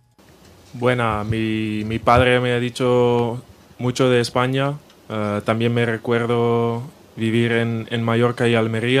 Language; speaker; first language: Spanish; non-native, fluent; Dutch